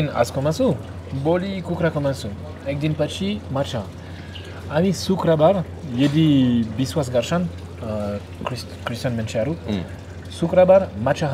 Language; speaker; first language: Nepali; non-native, learner; French